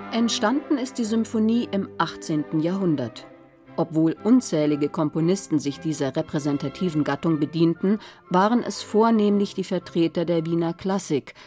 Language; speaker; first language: German; native; German